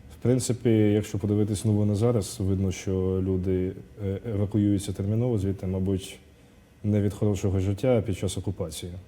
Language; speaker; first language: Ukrainian; non-native, local second language; Russian